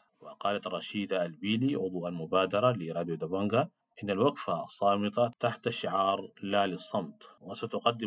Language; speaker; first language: Arabic; native; Arabic